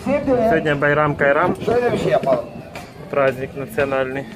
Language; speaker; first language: Russian; native; Russian